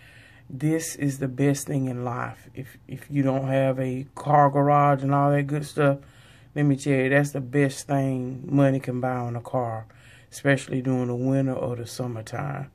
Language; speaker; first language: English; native; English